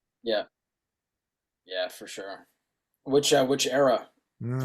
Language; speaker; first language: English; native; English